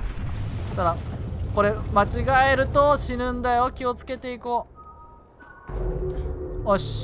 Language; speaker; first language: Japanese; native; Japanese